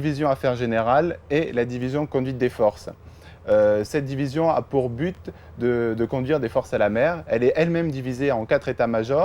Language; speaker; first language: French; native; French